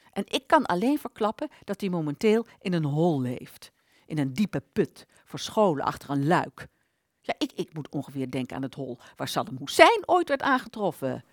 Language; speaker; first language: Dutch; native; Dutch